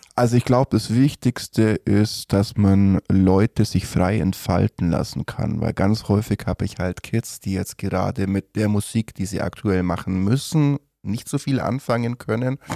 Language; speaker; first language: German; native; German